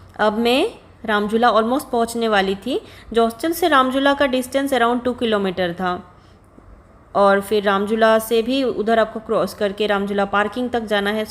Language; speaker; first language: Hindi; non-native, local second language; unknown